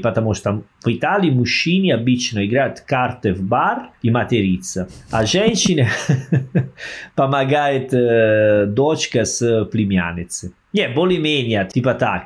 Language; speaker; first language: Russian; non-native, learner; Italian